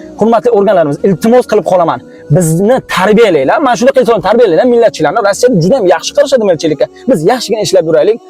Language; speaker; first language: Uzbek; native; Uzbek